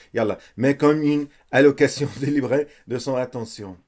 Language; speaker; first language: French; non-native, learner; English